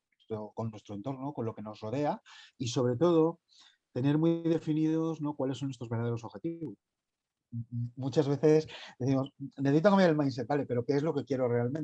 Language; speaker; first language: Spanish; native; Spanish